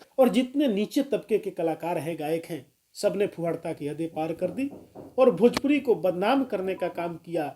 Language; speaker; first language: Hindi; non-native, local second language; Bhojpuri